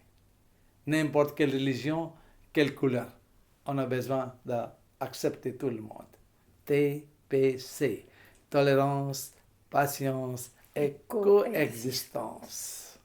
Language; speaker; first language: French; non-native, fluent; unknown